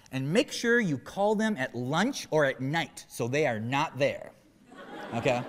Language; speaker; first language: English; native; English